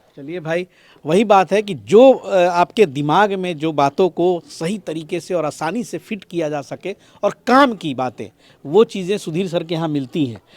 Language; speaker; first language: Hindi; native; Hindi